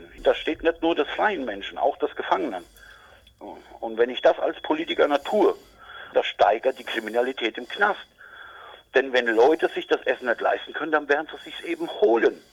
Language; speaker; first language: German; native; German